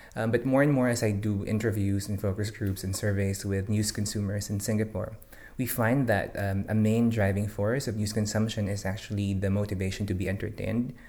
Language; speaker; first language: English; non-native, local second language; Filipino